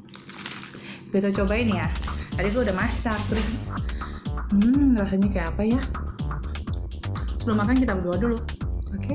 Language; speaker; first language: Indonesian; native; Indonesian